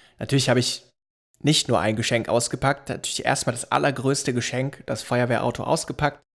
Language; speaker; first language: German; native; German